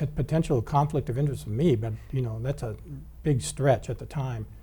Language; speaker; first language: English; native; English